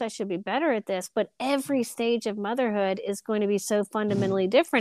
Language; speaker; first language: English; native; English